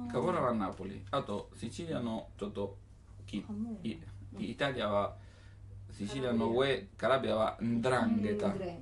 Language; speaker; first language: Japanese; non-native, learner; Italian